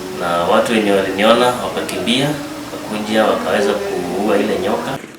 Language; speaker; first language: Swahili; non-native, local second language; Kamba